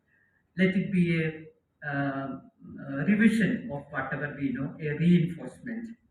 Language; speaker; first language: English; non-native, local second language; Malayalam